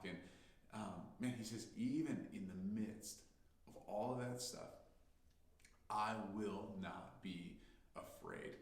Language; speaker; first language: English; native; English